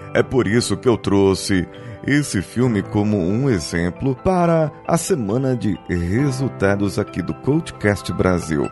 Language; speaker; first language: Portuguese; native; Portuguese